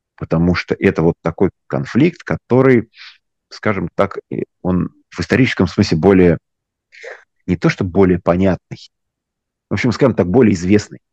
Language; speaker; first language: Russian; native; Russian